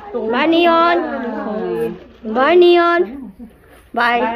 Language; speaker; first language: English; early bilingual, other home language; Hmong